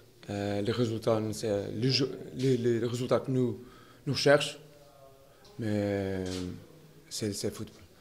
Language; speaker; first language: French; non-native, learner; Portuguese